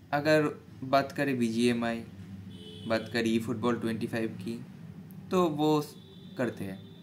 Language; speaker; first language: Hindi; non-native, local second language; Bangla